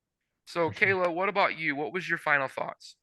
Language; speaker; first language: English; native; English